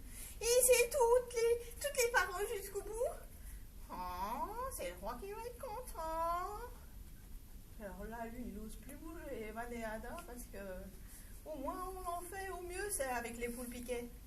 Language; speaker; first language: French; native; French